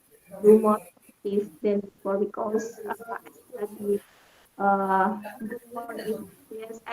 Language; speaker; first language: English; non-native, learner; Indonesian